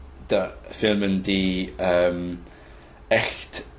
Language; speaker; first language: German; non-native, learner; English